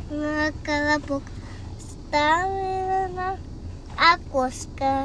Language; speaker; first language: Russian; early bilingual, heritage; Chinese